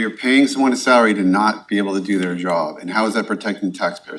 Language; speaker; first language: English; native; English